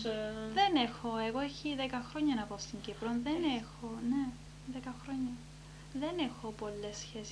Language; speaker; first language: Greek; early bilingual, heritage; Greek